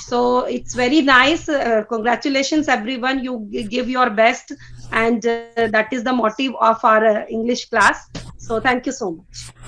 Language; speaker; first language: English; non-native, fluent; Hindi